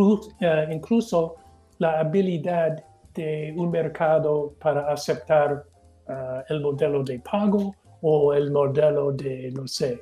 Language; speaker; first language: Spanish; non-native, fluent; English